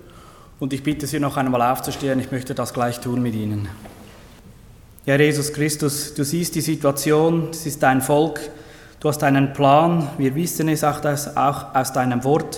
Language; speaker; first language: German; native; German